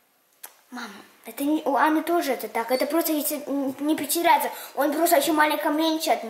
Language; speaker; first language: Russian; early bilingual, heritage; Russian